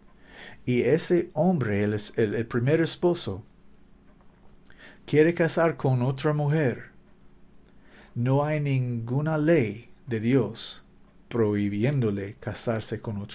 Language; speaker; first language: Spanish; non-native, learner; English